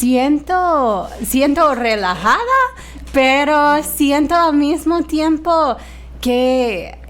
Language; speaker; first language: Spanish; non-native, fluent; English